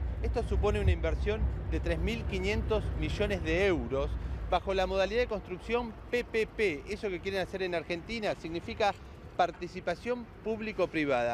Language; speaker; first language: Spanish; native; Spanish